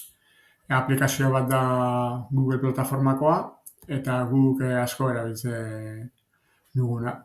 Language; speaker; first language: Basque; native; Basque